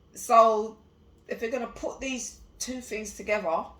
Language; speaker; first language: English; native; English